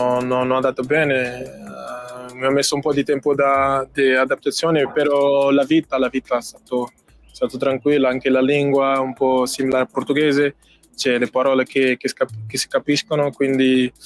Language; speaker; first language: Italian; non-native, fluent; Portuguese